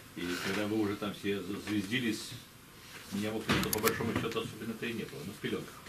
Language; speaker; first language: Russian; native; Russian